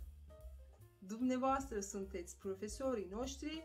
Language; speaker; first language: Romanian; non-native, fluent; Turkish